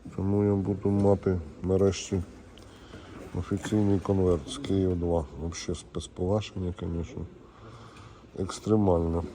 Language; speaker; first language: Ukrainian; non-native, local second language; Russian